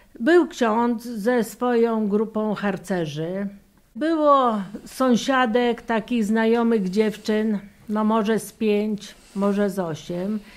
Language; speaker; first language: Polish; native; Polish